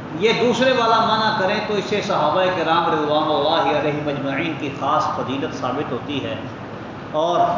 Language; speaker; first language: Urdu; non-native, local second language; Punjabi